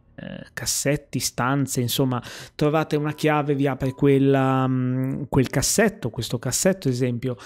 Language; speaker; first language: Italian; native; Italian